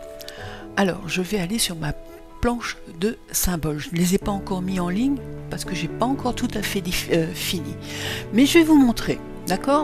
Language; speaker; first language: French; native; French